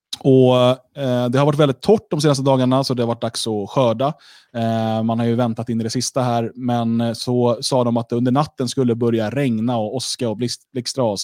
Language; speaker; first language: Swedish; native; Swedish